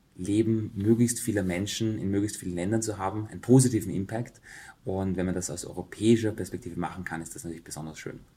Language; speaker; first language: German; native; German